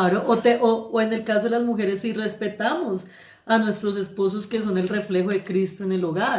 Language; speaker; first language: Spanish; native; Spanish